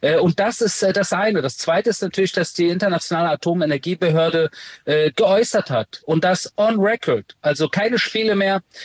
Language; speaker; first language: German; early bilingual, other home language; Persian